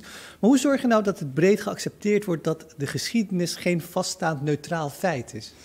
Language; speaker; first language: Dutch; native; Dutch